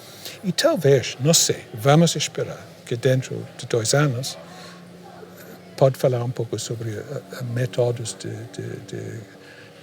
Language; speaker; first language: Portuguese; non-native, fluent; English